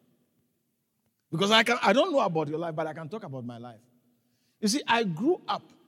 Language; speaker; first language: English; non-native, local second language; Akan